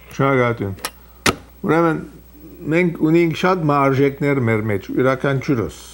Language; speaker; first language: Armenian; early bilingual, heritage; Armenian